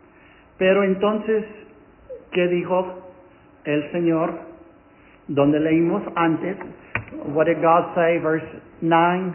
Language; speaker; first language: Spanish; non-native, fluent; English